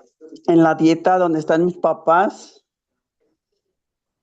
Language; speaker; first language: Spanish; native; Spanish